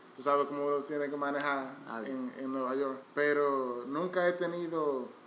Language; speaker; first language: Spanish; native; Spanish